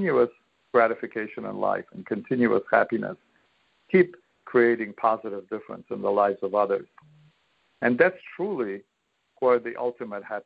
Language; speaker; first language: English; non-native, fluent; Polish